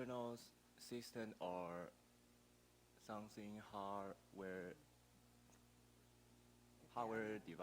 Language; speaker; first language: English; non-native, learner; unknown